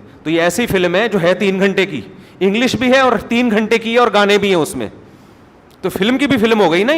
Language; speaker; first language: Urdu; native; Urdu